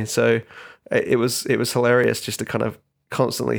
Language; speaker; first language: English; native; English